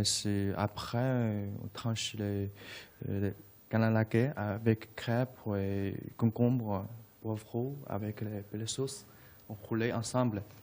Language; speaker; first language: French; non-native, learner; Chinese